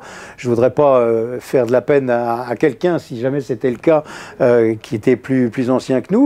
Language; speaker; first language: French; native; French